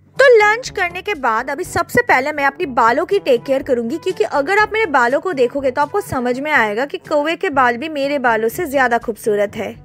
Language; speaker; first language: Hindi; non-native, local second language; Bangla